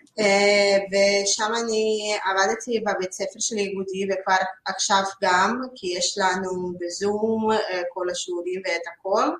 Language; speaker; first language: Hebrew; non-native, learner; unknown